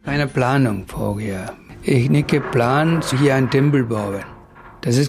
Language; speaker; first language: German; non-native, learner; Tamil